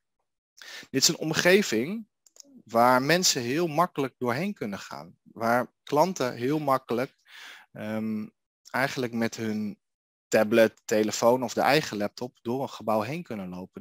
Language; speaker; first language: Dutch; native; Dutch